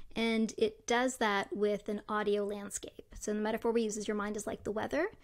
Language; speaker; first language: English; native; English